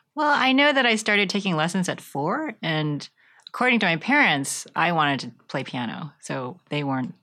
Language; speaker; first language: English; native; English